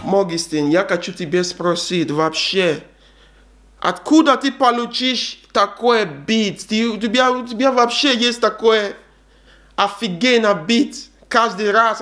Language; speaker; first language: Russian; non-native, learner; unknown